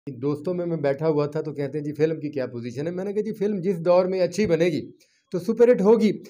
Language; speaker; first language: Urdu; non-native, local second language; Punjabi